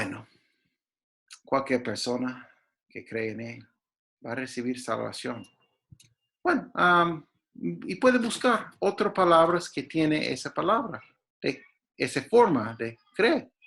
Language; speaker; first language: Spanish; non-native, fluent; English